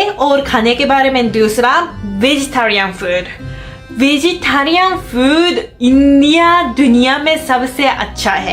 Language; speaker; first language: Hindi; non-native, fluent; Japanese